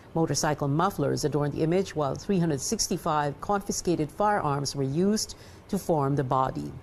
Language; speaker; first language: English; non-native, local second language; Filipino